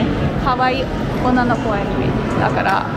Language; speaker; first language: Japanese; non-native, learner; English